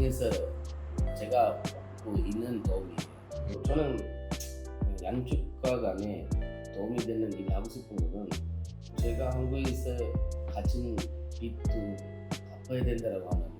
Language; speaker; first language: Korean; non-native, fluent; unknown